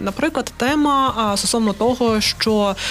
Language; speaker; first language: Ukrainian; native; Ukrainian